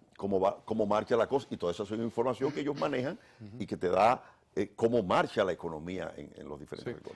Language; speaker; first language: Spanish; native; Spanish